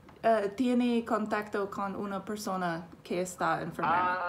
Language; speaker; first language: Spanish; non-native, learner; English